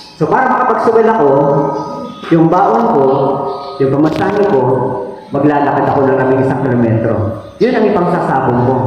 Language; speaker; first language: Filipino; non-native, local second language; Cebuano